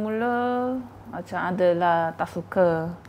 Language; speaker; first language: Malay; non-native, fluent; Korean